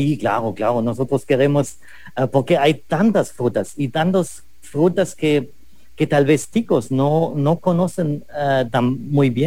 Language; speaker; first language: Spanish; non-native, fluent; German